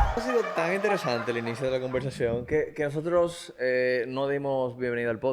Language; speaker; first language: Spanish; native; Spanish